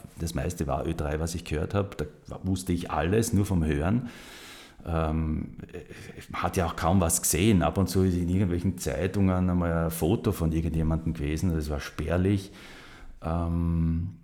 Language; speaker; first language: German; native; German